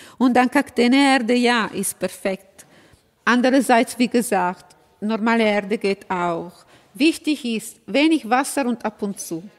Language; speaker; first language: German; non-native, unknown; Italian